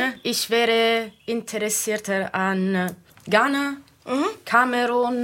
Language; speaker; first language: German; non-native, fluent; Italian